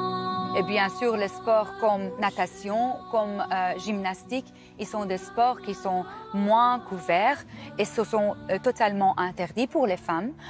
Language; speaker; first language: French; non-native, fluent; Persian